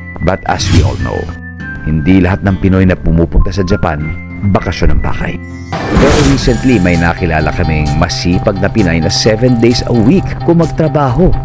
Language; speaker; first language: Filipino; native; Filipino